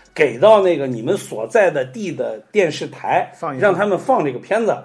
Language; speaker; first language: Chinese; native; Chinese